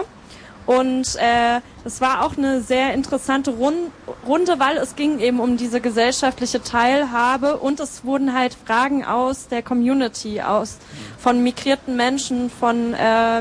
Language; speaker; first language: German; native; German